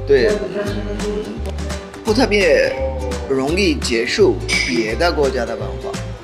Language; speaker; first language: Chinese; non-native, fluent; Hindi